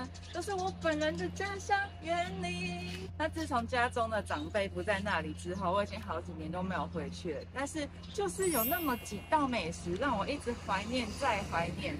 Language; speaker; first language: Chinese; native; Chinese